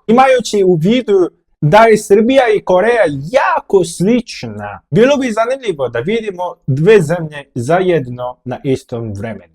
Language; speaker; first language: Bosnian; non-native, fluent; Korean